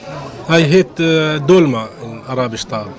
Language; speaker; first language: Dutch; non-native, learner; Arabic